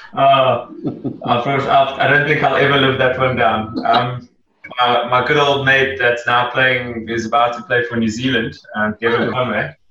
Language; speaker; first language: English; native; English